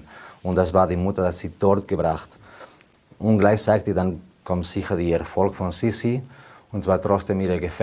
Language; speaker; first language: German; non-native, learner; Spanish